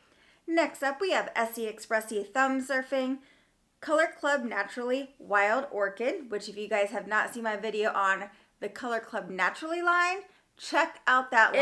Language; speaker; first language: English; native; English